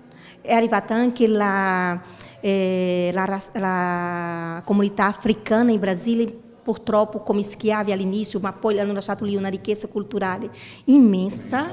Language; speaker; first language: Italian; non-native, fluent; Portuguese